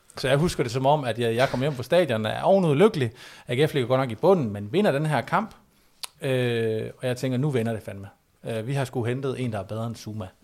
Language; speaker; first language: Danish; native; Danish